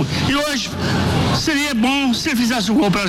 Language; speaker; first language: Portuguese; native; Portuguese